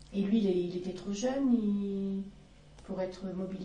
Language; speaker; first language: French; native; French